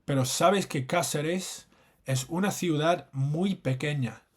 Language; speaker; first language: Spanish; non-native, fluent; English